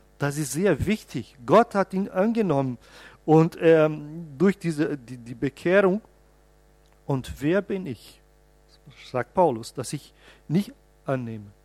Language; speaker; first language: German; non-native, fluent; Portuguese